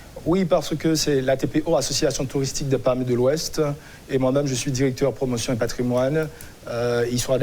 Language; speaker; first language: French; non-native, local second language; Haitian Creole